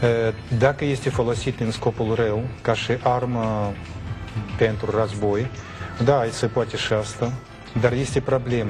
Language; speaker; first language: Romanian; non-native, learner; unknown